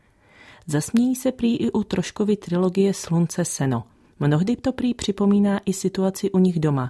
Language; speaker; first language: Czech; native; Czech